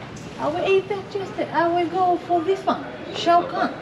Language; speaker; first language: English; non-native, fluent; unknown